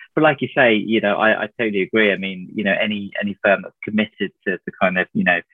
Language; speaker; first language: English; native; English